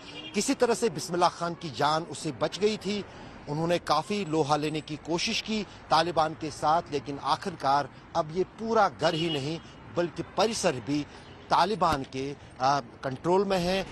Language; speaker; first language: Hindi; native; Hindi